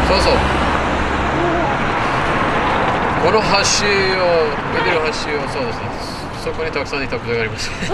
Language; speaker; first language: Japanese; non-native, learner; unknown